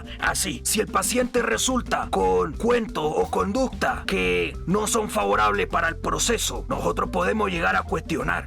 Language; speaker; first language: Spanish; native; Spanish